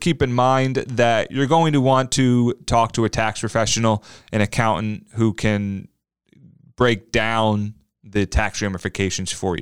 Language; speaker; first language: English; native; English